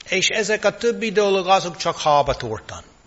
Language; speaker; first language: Hungarian; non-native, fluent; English